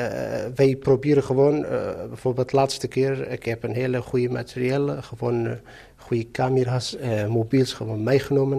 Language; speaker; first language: Dutch; non-native, fluent; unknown